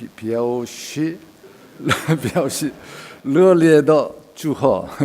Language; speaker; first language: Chinese; non-native, learner; Korean